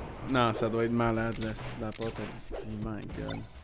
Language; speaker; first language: French; native; French